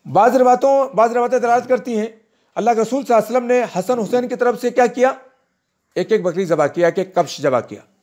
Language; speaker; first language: Hindi; native; Hindi